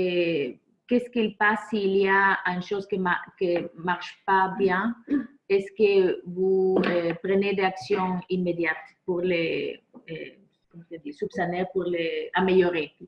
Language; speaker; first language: French; non-native, fluent; Spanish